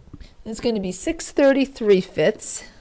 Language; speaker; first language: English; native; English